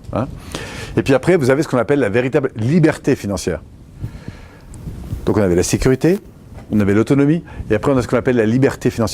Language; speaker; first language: French; native; French